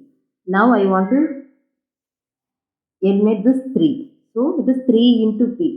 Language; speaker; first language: English; non-native, local second language; Tamil